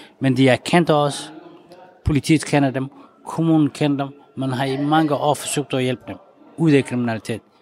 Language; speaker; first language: Danish; non-native, fluent; Somali